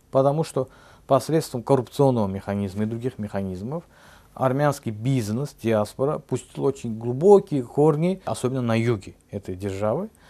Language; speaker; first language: Russian; non-native, local second language; Azerbaijani